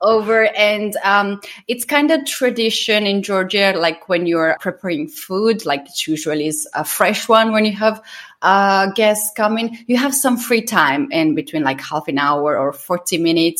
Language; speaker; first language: English; non-native, fluent; Georgian